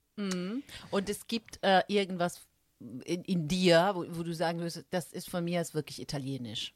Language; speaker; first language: German; non-native, fluent; Italian